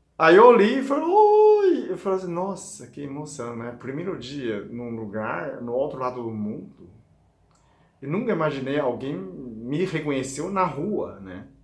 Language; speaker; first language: Portuguese; non-native, fluent; Chinese